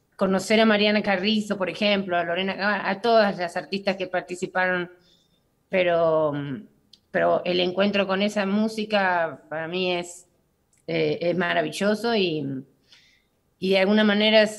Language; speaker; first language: Spanish; native; Spanish